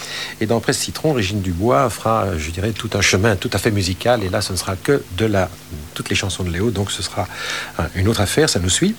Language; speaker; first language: French; native; French